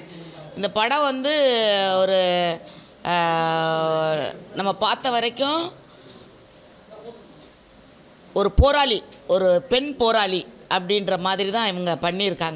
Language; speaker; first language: Tamil; native; Tamil